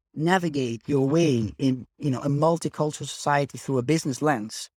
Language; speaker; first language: English; non-native, fluent; Dutch